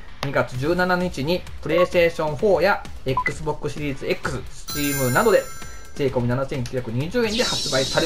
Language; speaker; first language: Japanese; native; Japanese